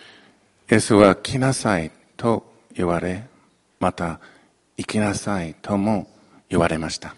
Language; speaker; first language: Japanese; non-native, fluent; English